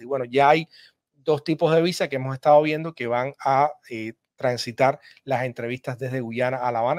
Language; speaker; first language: Spanish; native; Spanish